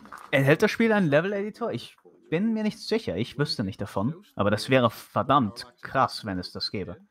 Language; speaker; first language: German; native; German